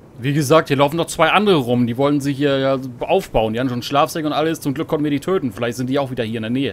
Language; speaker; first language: German; native; German